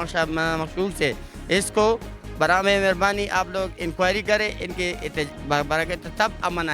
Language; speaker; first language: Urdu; non-native, local second language; Pashto